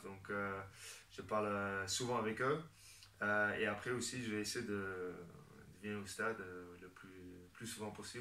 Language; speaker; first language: French; non-native, fluent; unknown